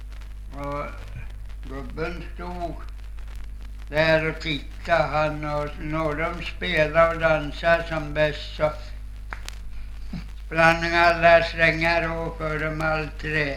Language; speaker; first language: Swedish; native; Swedish